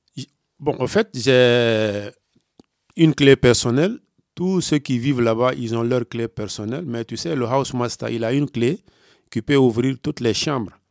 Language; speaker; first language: French; non-native, local second language; Fula